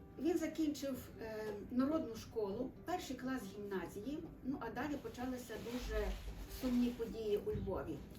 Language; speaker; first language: Ukrainian; native; Ukrainian